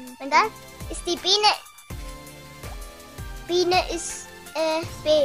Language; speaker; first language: German; early bilingual, other home language; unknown